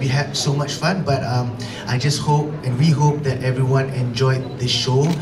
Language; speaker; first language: English; non-native, local second language; Malay